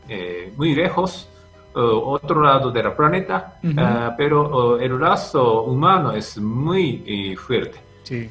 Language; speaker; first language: Spanish; non-native, fluent; Japanese